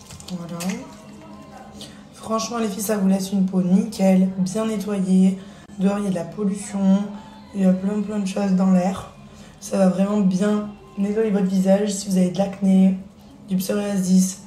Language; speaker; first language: French; native; French